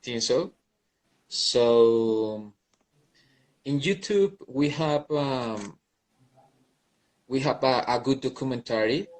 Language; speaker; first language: English; non-native, learner; Spanish